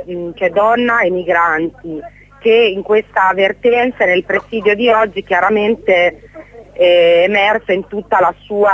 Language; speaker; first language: Italian; native; Italian